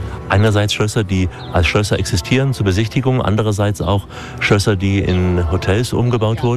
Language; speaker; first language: German; native; German